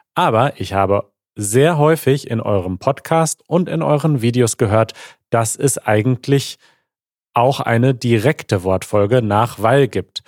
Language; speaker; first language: German; native; German